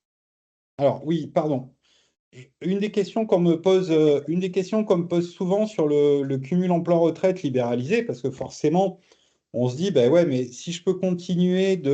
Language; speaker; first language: French; native; French